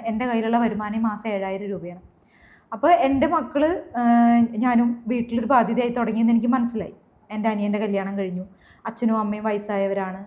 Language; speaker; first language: Malayalam; native; Malayalam